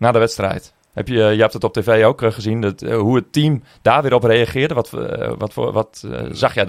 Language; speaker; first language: Dutch; native; Dutch